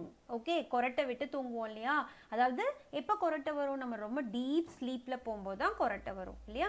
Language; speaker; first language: Tamil; native; Tamil